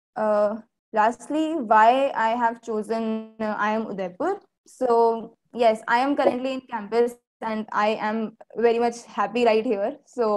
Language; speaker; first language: English; non-native, local second language; Hindi